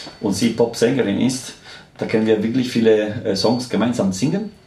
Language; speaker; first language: German; non-native, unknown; Italian